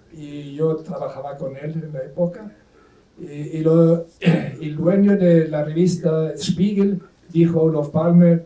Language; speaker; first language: Spanish; non-native, fluent; Swedish